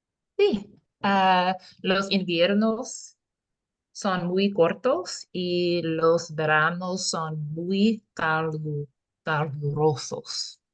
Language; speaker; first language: Spanish; non-native, learner; English